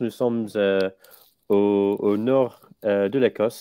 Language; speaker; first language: French; non-native, fluent; English